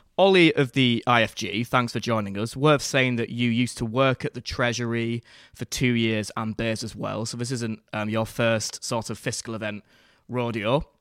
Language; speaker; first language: English; native; English